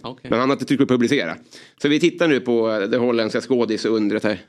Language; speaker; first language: Swedish; native; Swedish